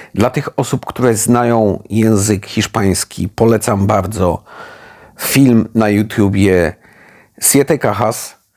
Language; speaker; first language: Polish; native; Polish